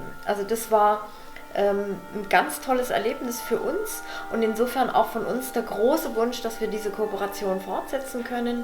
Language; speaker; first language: German; native; German